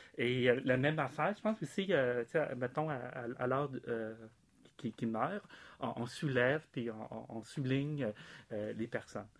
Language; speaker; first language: French; early bilingual, other home language; Vietnamese